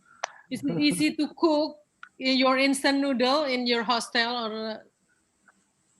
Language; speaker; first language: English; non-native, learner; Indonesian